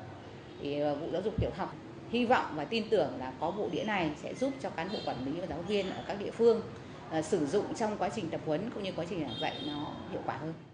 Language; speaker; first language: Vietnamese; native; Vietnamese